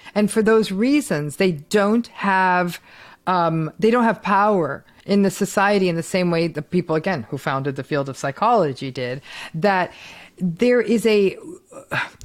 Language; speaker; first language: English; early bilingual, other home language; Hindi